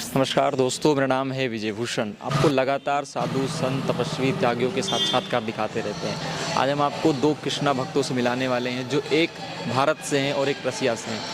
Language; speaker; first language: Hindi; native; Hindi